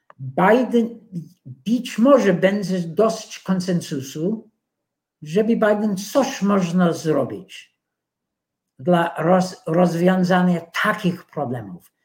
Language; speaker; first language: Polish; non-native, fluent; English